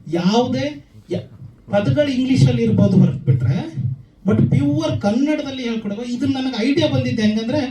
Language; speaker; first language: Kannada; native; Kannada